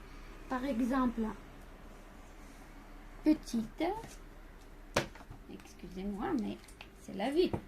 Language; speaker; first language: French; non-native, fluent; Bulgarian